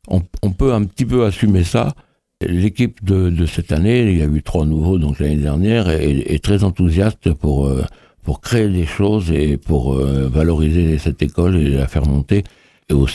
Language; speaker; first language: French; native; French